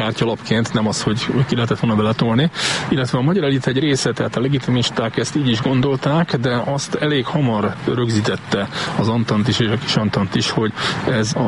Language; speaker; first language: Hungarian; native; Hungarian